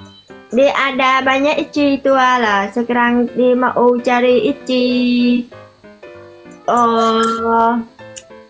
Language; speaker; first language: Indonesian; non-native, learner; Vietnamese